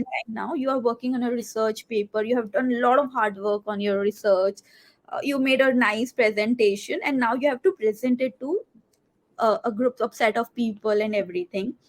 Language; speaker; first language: English; non-native, local second language; Hindi